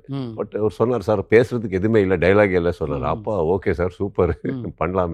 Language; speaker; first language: Tamil; non-native, local second language; Kannada